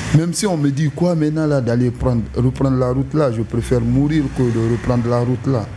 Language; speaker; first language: French; non-native, local second language; Susu